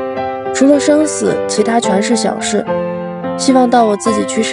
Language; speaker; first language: Chinese; native; Chinese